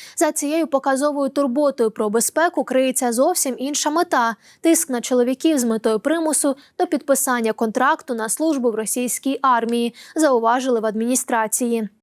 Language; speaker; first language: Ukrainian; native; Ukrainian